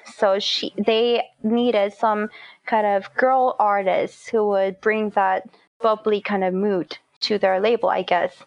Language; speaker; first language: English; non-native, fluent; Korean